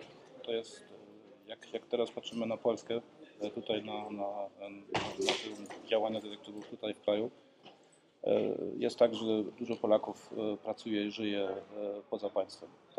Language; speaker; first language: Polish; early bilingual, heritage; Polish